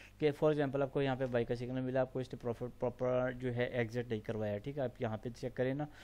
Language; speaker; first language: Urdu; non-native, local second language; Punjabi